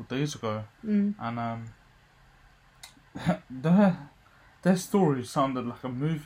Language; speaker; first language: English; native; English